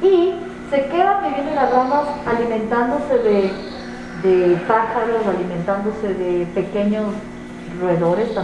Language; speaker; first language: Spanish; native; Spanish